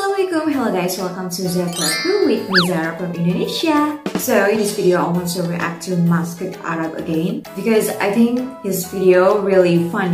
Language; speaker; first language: English; non-native, learner; Indonesian